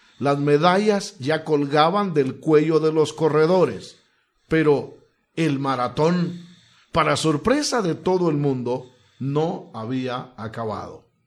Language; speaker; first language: Spanish; native; Spanish